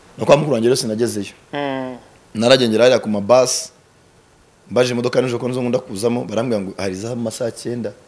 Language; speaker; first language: Kinyarwanda; early bilingual, heritage; Kinyarwanda